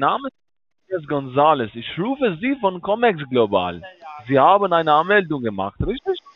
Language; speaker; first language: German; non-native, learner; Spanish